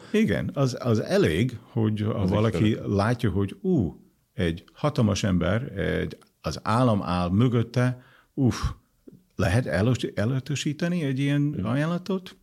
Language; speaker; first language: Hungarian; non-native, fluent; English